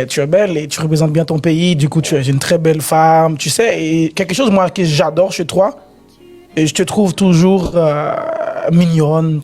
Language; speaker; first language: French; non-native, local second language; Haitian Creole